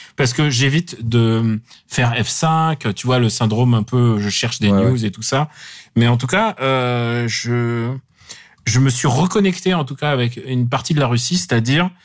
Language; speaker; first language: French; non-native, fluent; Russian